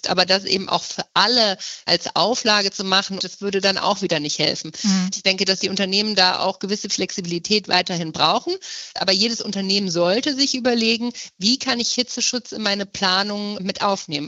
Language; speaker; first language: German; native; German